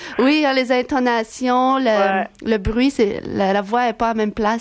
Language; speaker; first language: French; native; French